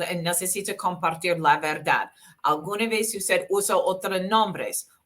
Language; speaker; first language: Spanish; non-native, learner; English